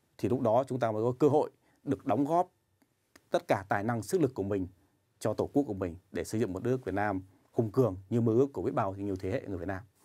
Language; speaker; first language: Vietnamese; native; Vietnamese